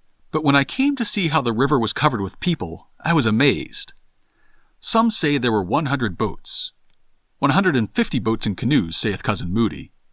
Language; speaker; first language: English; native; English